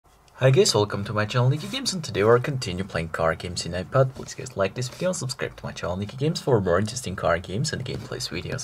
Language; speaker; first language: English; non-native, learner; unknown